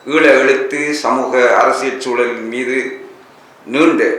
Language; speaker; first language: Tamil; native; Tamil